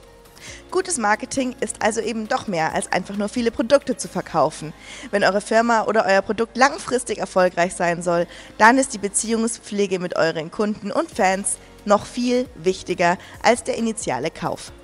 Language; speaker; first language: German; native; German